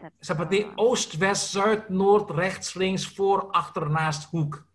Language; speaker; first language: Dutch; non-native, fluent; Indonesian